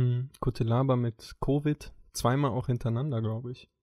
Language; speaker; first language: German; native; German